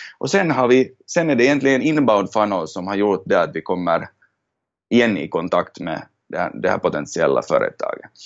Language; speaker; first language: Swedish; native; Swedish